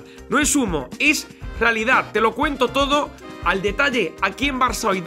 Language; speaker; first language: Spanish; native; Spanish